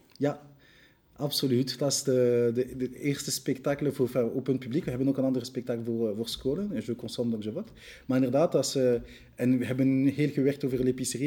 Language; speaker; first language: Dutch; non-native, local second language; French